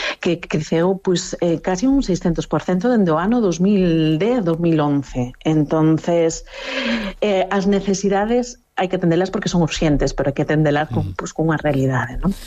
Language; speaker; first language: Galician; non-native, local second language; Spanish